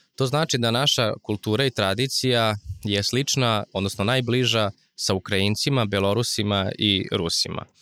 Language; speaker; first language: Serbian; non-native, local second language; Rusyn